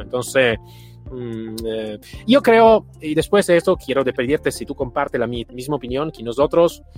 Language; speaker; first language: Spanish; non-native, fluent; Italian